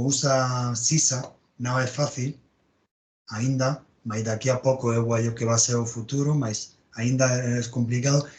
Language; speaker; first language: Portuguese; non-native, learner; Spanish